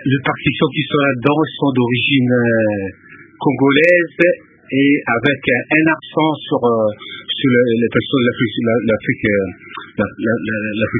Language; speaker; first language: French; non-native, local second language; Lingala